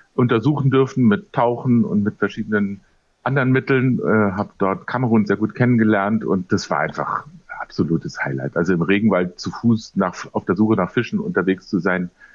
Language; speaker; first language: German; native; German